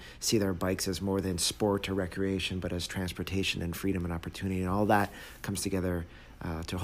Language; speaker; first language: English; native; English